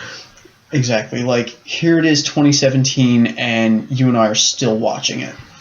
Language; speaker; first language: English; native; English